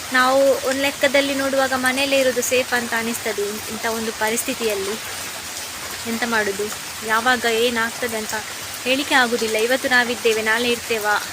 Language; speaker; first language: Kannada; non-native, local second language; Tulu